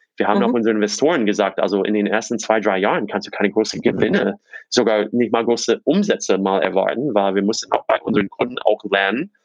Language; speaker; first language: German; non-native, fluent; English